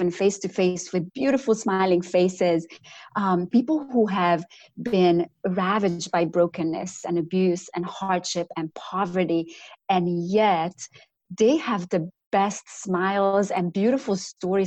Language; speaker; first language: English; non-native, fluent; Romanian